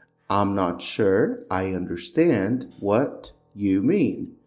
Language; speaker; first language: English; non-native, fluent; Portuguese